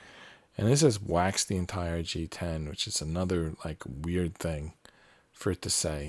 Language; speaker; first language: English; native; English